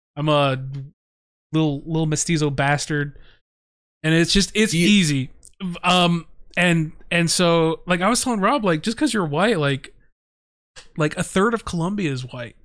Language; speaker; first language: English; native; English